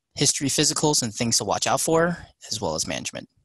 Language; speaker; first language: English; native; English